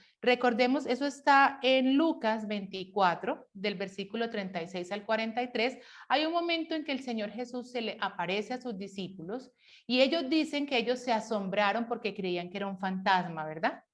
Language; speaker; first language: Spanish; native; Spanish